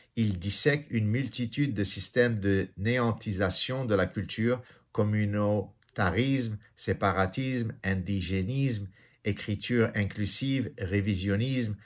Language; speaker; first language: French; non-native, local second language; Arabic